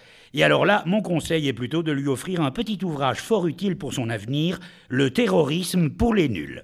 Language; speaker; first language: French; native; French